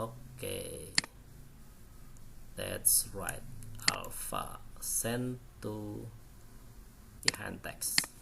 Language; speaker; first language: English; non-native, learner; Indonesian